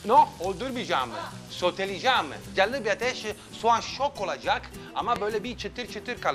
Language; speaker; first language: Turkish; non-native, fluent; Italian